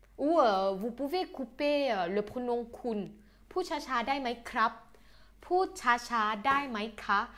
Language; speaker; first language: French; non-native, fluent; Thai